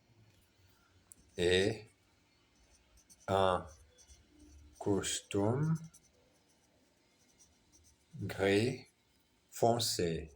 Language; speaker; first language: French; non-native, learner; Portuguese